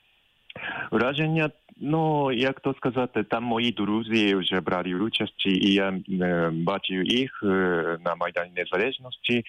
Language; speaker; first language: Ukrainian; non-native, fluent; Japanese